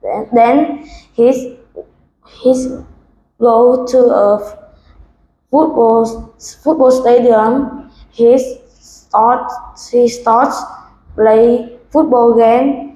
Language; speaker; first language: English; non-native, learner; Vietnamese